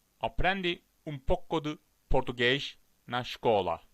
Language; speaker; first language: Portuguese; non-native, learner; Turkish